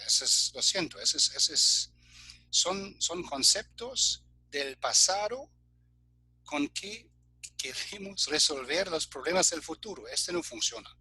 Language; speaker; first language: Spanish; non-native, fluent; German